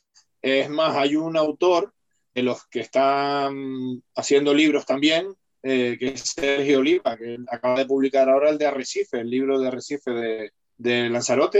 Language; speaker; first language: Spanish; native; Spanish